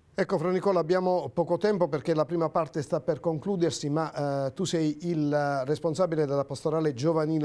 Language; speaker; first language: Italian; native; Italian